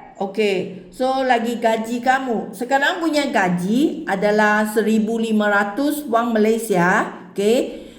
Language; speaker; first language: Malay; non-native, local second language; Chinese